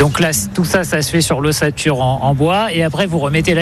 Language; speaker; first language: French; native; French